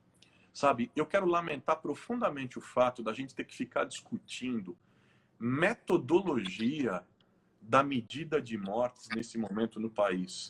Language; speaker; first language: Portuguese; native; Portuguese